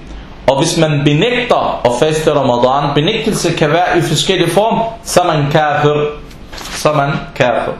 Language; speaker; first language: Danish; non-native, fluent; Arabic